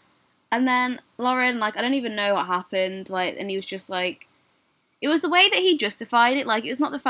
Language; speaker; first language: English; native; English